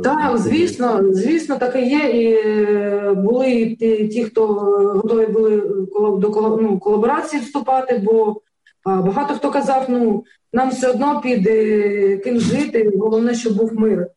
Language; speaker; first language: Ukrainian; native; Ukrainian